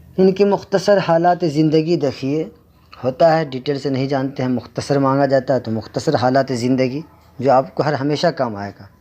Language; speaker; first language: Urdu; native; Urdu